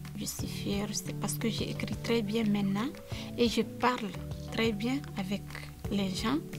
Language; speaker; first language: French; non-native, learner; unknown